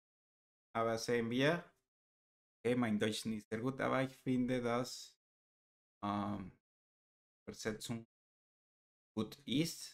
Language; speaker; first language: German; non-native, learner; Spanish